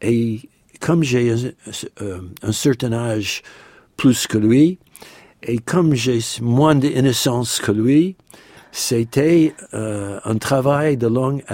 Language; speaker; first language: French; non-native, fluent; English